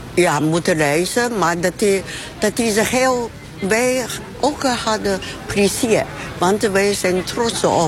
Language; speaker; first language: Dutch; non-native, learner; Chinese